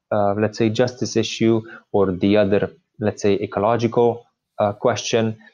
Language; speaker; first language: English; non-native, fluent; Slovenian